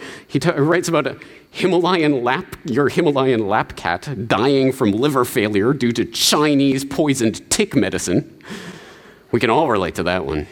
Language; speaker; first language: English; native; English